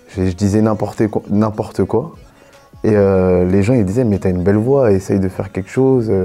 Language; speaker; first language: French; native; French